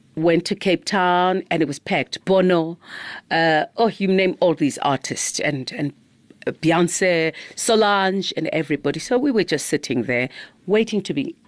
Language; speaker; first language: English; non-native, local second language; Zulu